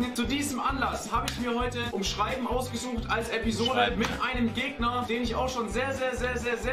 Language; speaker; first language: German; native; German